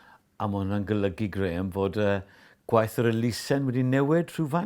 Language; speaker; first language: Welsh; native; Welsh